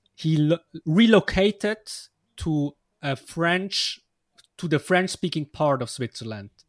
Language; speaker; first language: English; non-native, fluent; Swiss German